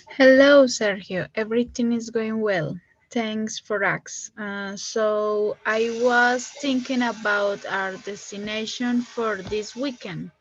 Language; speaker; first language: English; non-native, learner; Spanish